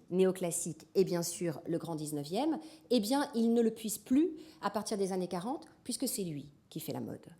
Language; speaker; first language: French; native; French